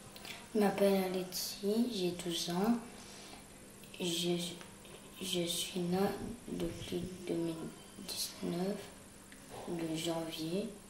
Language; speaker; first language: French; non-native, learner; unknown